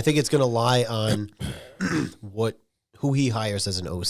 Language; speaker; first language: English; native; English